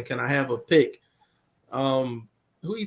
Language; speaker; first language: English; native; English